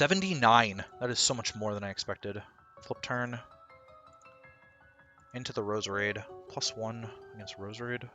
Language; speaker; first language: English; native; English